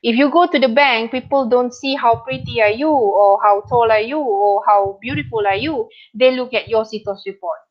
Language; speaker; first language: English; non-native, local second language; Malay